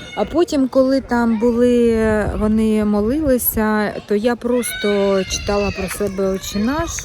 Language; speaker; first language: Ukrainian; native; Ukrainian